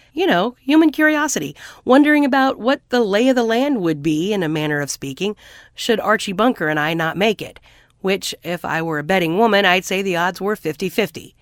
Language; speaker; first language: English; native; English